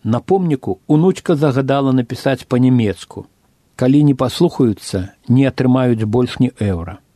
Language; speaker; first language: Belarusian; native; Belarusian